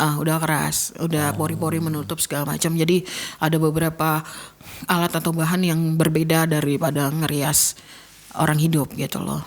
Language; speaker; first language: Indonesian; native; Indonesian